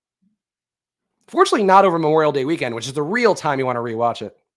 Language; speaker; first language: English; native; English